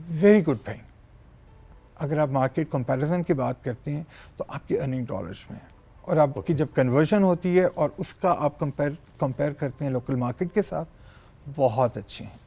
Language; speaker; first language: Urdu; native; Urdu